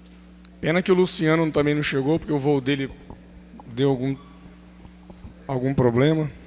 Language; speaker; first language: Portuguese; native; Portuguese